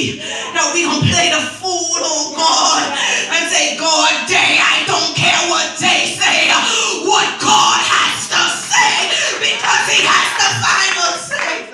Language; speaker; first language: English; native; English